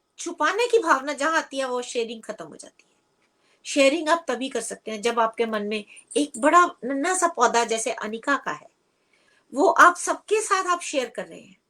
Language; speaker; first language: Hindi; native; Hindi